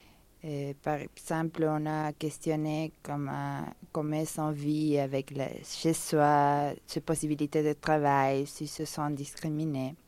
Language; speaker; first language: French; non-native, fluent; Spanish